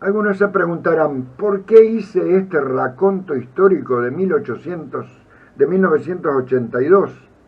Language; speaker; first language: Spanish; native; Spanish